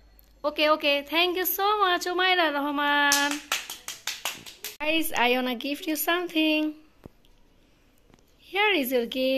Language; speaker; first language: English; non-native, learner; Bangla